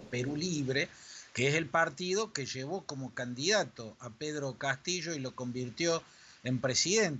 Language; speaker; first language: Spanish; native; Spanish